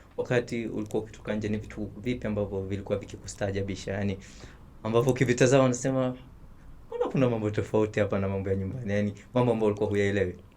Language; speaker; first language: Swahili; native; Swahili